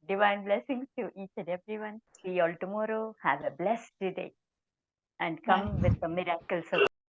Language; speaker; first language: English; non-native, local second language; Telugu